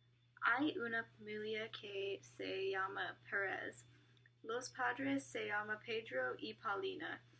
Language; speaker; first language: Spanish; non-native, learner; English